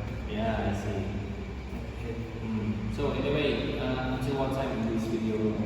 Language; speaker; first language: English; non-native, learner; Indonesian